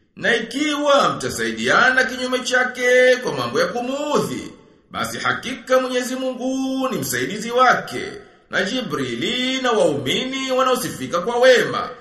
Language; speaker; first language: Swahili; native; Swahili